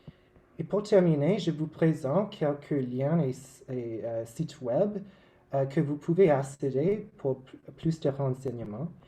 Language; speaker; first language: French; non-native, local second language; English